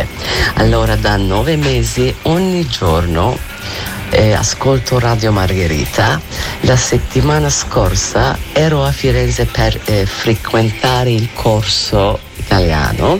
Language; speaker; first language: Italian; non-native, learner; Turkish